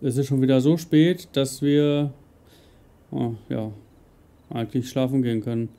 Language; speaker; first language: German; native; German